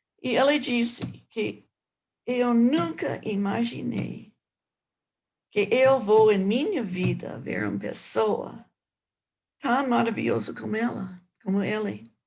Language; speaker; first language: Portuguese; non-native, learner; English